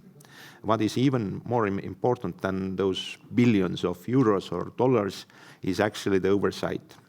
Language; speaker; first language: English; non-native, fluent; Estonian